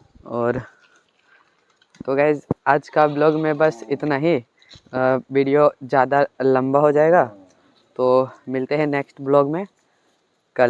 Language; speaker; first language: Hindi; non-native, local second language; Magahi